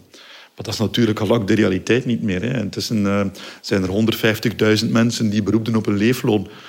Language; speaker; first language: Dutch; native; Dutch